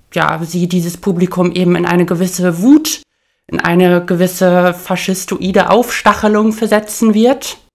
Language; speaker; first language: German; native; German